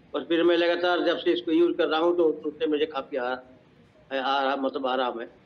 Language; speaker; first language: Hindi; native; Hindi